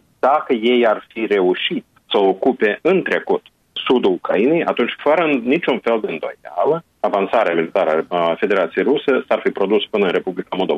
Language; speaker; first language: Romanian; native; Romanian